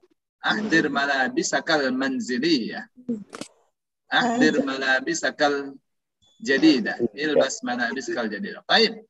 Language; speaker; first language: Arabic; non-native, fluent; Indonesian